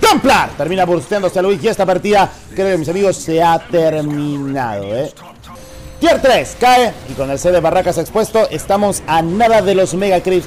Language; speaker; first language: Spanish; native; Spanish